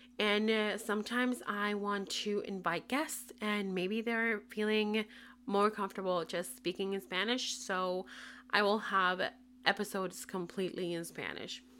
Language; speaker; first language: English; non-native, local second language; Spanish